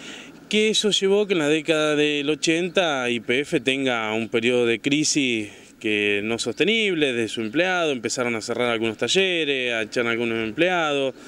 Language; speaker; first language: Spanish; native; Spanish